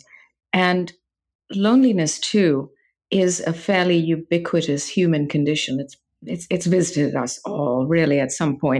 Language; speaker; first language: English; native; English